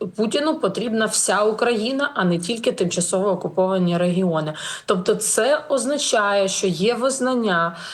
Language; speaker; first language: Ukrainian; native; Ukrainian